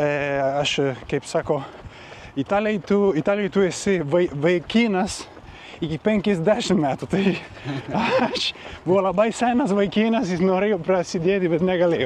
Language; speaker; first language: Lithuanian; non-native, learner; Italian